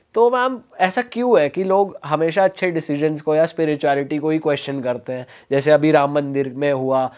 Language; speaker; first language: Hindi; native; Hindi